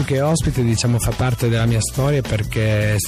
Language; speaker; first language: Italian; native; Italian